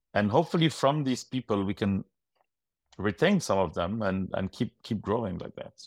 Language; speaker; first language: English; non-native, fluent; Arabic